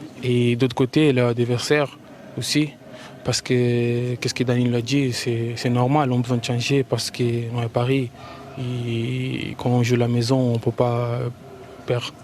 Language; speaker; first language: French; non-native, fluent; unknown